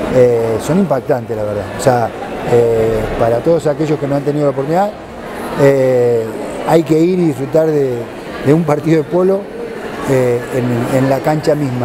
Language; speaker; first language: Spanish; native; Spanish